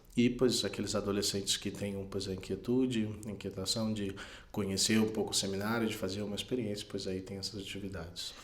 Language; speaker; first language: Portuguese; non-native, fluent; Spanish